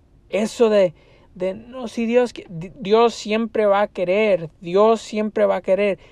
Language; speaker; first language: Spanish; early bilingual, heritage; Spanish